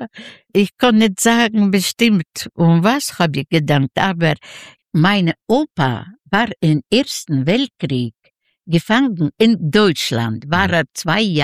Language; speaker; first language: German; non-native, learner; Yiddish